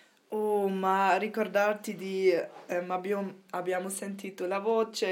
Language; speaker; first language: Italian; non-native, learner; German